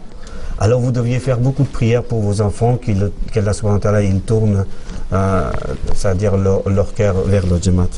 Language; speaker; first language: French; non-native, fluent; Urdu